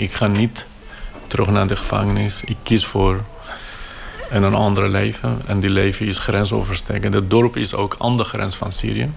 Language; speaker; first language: Dutch; non-native, fluent; Kurdish